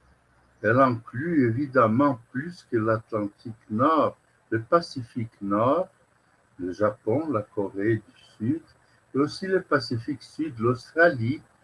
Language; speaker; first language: French; non-native, fluent; Portuguese